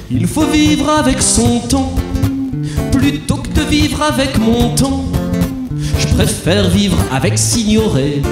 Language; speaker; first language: French; native; French